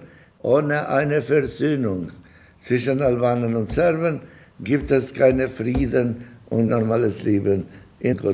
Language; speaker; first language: German; non-native, fluent; Albanian